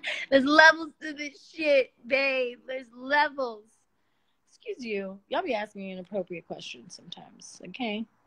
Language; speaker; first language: English; early bilingual, other home language; Spanish